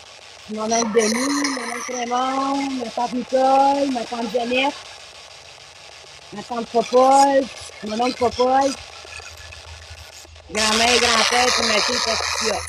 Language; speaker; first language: French; native; French